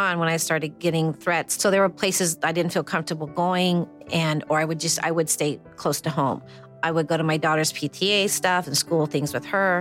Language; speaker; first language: English; native; English